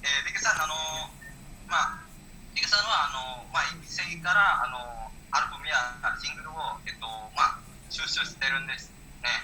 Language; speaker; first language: Japanese; non-native, learner; Indonesian